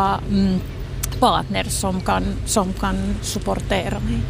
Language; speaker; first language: Swedish; non-native, local second language; Finnish